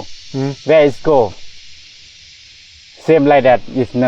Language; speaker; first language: English; non-native, learner; Thai